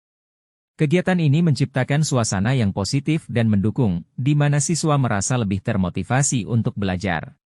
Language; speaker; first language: Indonesian; native; Indonesian